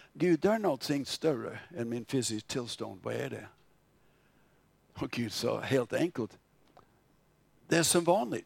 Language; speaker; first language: Swedish; non-native, fluent; English